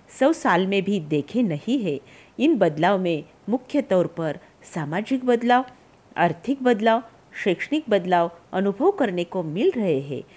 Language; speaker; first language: Hindi; non-native, local second language; Marathi